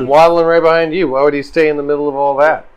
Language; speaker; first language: English; native; English